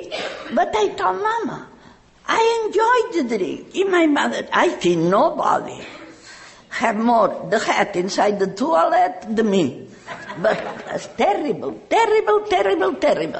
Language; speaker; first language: English; non-native, learner; Catalan